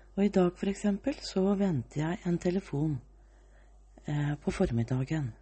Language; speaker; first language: Norwegian; early bilingual, other home language; Danish